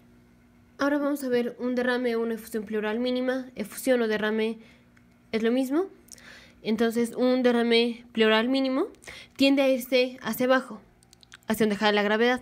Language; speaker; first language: Spanish; native; Spanish